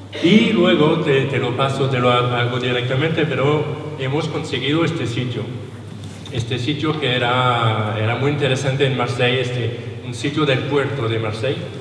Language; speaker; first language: Spanish; non-native, learner; French